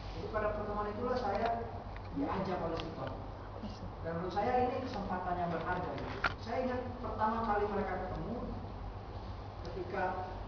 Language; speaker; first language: Indonesian; native; Indonesian